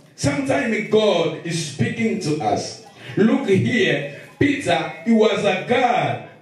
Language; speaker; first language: English; non-native, learner; Lingala